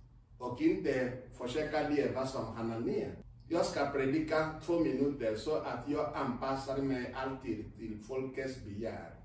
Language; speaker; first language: Swedish; non-native, fluent; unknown